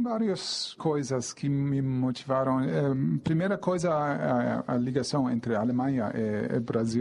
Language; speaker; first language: Portuguese; non-native, fluent; German